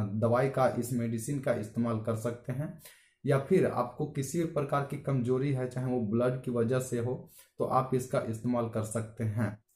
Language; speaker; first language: Hindi; native; Hindi